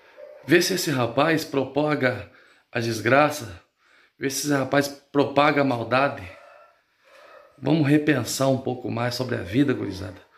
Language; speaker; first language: Portuguese; native; Portuguese